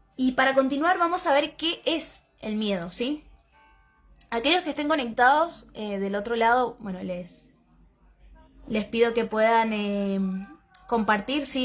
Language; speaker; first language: Spanish; native; Spanish